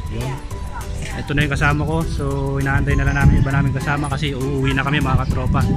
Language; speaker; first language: Filipino; native; Filipino